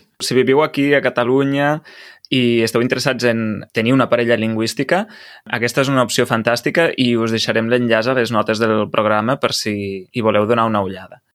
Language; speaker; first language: Catalan; native; Catalan